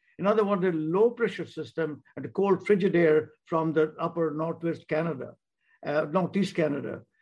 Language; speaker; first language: English; non-native, local second language; Bangla